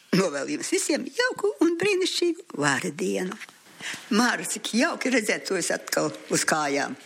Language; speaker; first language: Latvian; early bilingual, heritage; Latvian